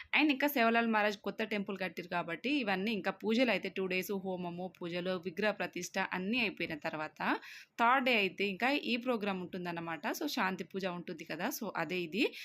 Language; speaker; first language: Telugu; non-native, local second language; Lambadi